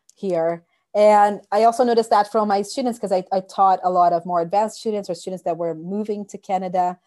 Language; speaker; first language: English; non-native, fluent; Portuguese